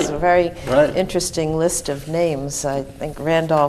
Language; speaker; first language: English; native; English